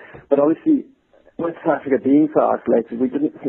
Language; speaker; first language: English; native; English